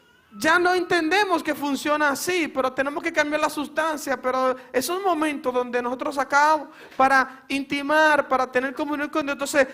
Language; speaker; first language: Spanish; native; Spanish